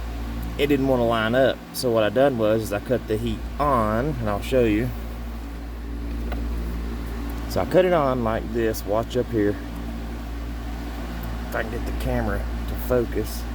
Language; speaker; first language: English; native; English